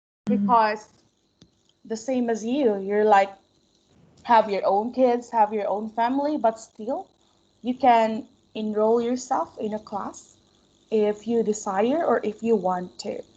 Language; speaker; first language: English; non-native, fluent; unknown